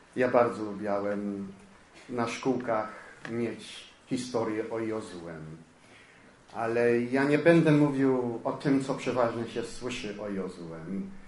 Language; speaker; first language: Polish; early bilingual, heritage; Polish